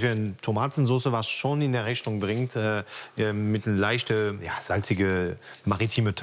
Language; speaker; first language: German; non-native, fluent; French